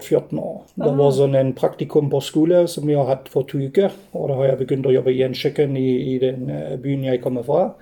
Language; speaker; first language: Norwegian; non-native, fluent; German